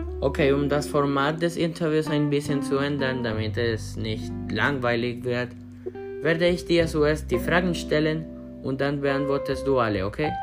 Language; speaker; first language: German; non-native, learner; Spanish